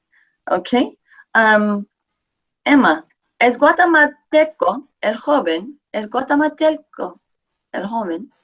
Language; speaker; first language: Spanish; non-native, fluent; English